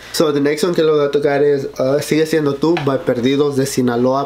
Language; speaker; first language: Spanish; early bilingual, heritage; Spanish